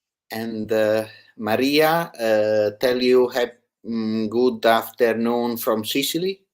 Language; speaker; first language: English; non-native, learner; Italian